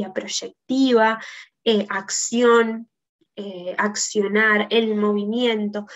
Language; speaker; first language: Spanish; native; Spanish